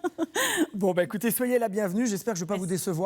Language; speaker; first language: French; native; French